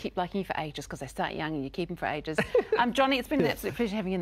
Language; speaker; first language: English; native; English